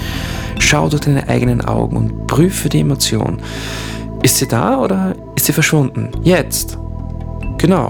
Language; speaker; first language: German; native; German